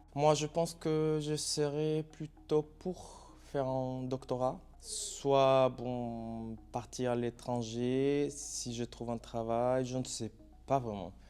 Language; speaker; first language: French; non-native, fluent; Spanish